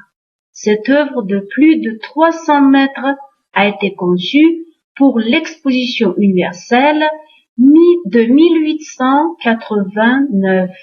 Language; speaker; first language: French; non-native, fluent; Uzbek